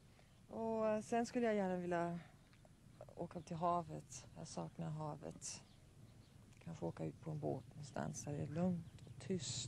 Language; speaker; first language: Swedish; early bilingual, heritage; Swedish